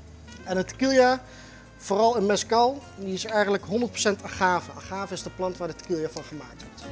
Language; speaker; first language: Dutch; native; Dutch